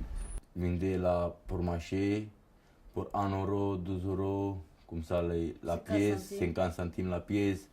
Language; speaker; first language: French; non-native, learner; Romanian